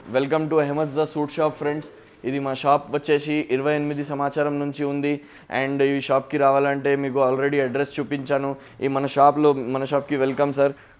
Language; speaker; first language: Telugu; non-native, local second language; Hindi